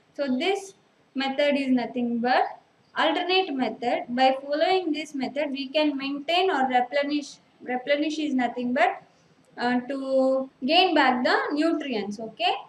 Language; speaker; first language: English; non-native, local second language; Telugu